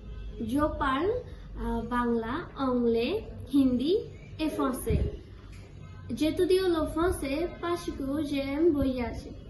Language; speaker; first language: French; non-native, learner; Bangla